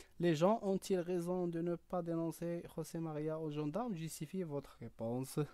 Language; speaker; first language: French; non-native, learner; Arabic